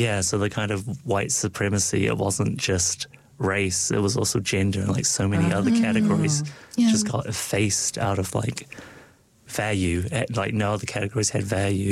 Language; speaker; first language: English; non-native, local second language; Cantonese